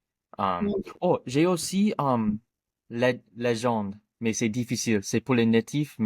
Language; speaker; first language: French; non-native, learner; English